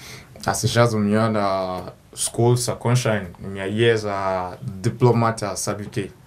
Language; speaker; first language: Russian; non-native, learner; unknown